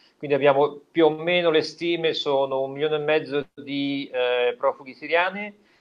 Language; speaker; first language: Italian; native; Italian